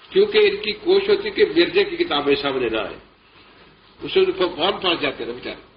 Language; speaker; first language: Urdu; non-native, local second language; Punjabi